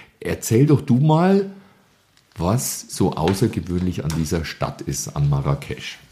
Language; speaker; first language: German; native; German